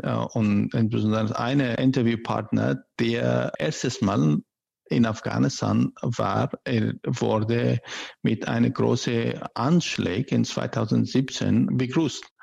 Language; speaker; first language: German; non-native, learner; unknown